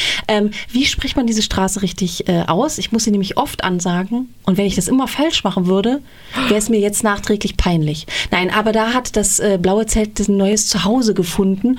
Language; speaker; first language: German; native; German